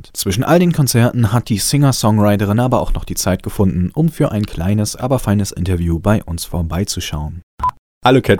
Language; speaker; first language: German; native; German